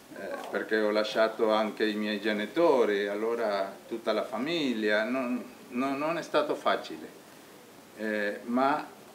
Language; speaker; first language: Italian; non-native, learner; Spanish